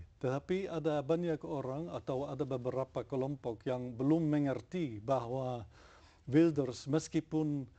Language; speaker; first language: Indonesian; non-native, fluent; Dutch